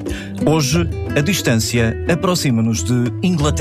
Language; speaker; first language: Portuguese; native; Portuguese